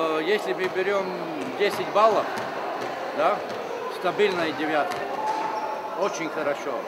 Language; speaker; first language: Russian; non-native, fluent; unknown